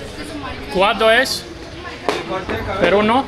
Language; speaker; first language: Spanish; non-native, learner; Greek